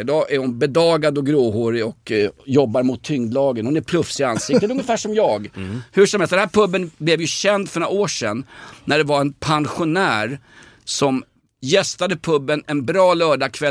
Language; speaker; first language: Swedish; native; Swedish